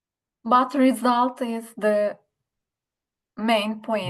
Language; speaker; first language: English; non-native, learner; Turkish